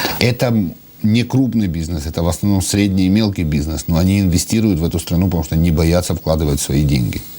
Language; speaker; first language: Russian; non-native, local second language; Georgian